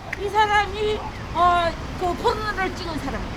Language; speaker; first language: Korean; native; Korean